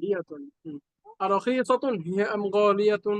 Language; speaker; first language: Arabic; non-native, fluent; Bangla